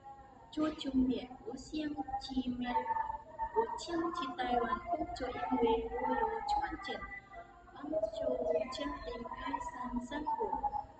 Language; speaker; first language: Chinese; non-native, learner; Indonesian